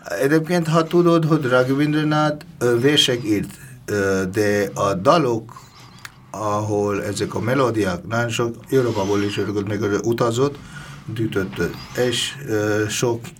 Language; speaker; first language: Hungarian; non-native, fluent; Bangla